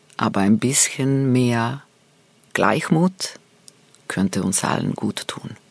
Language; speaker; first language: German; non-native, fluent; Serbian